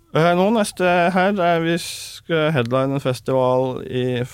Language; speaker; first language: Norwegian; native; Norwegian